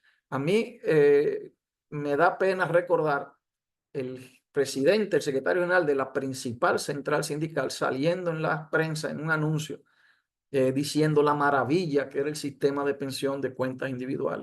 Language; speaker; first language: Spanish; native; Spanish